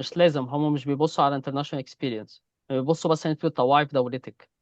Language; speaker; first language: Arabic; native; Arabic